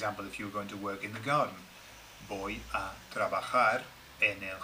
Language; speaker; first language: Spanish; non-native, learner; English